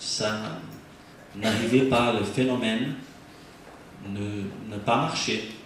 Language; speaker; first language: French; non-native, learner; Portuguese